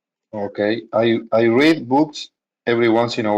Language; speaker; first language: English; non-native, learner; Spanish